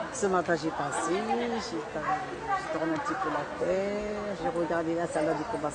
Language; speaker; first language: French; non-native, learner; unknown